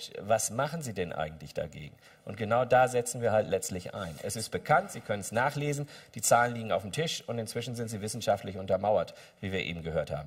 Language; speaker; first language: German; native; German